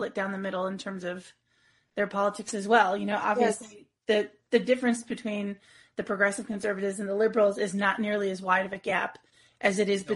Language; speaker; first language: English; native; English